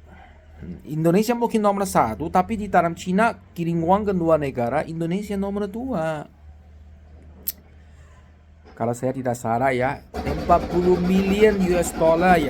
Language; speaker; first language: Indonesian; non-native, learner; Chinese